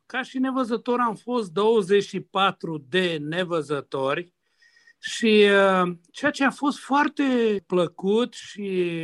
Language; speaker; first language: Romanian; non-native, local second language; Hungarian